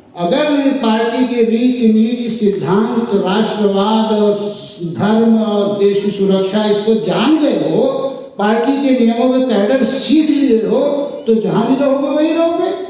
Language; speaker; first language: Hindi; native; Hindi